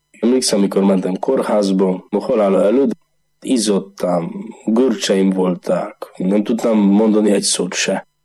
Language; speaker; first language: Hungarian; non-native, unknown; Polish